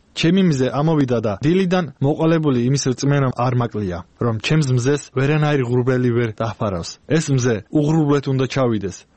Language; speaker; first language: Georgian; non-native, local second language; Azerbaijani